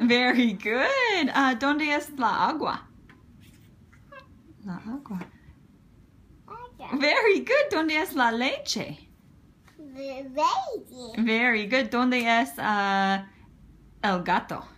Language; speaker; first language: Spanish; non-native, learner; English